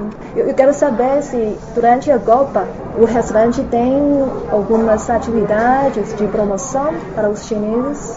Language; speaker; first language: Portuguese; non-native, fluent; Chinese